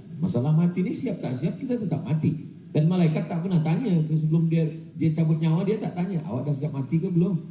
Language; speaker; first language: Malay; non-native, local second language; Minangkabau